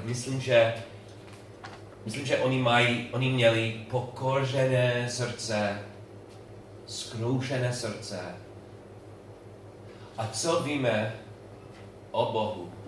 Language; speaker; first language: Czech; non-native, learner; English